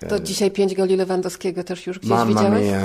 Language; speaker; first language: Polish; native; Polish